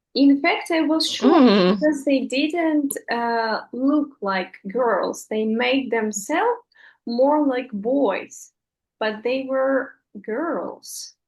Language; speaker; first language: English; non-native, fluent; Russian